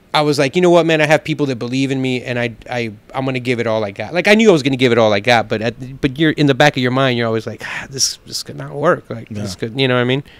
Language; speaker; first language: English; native; English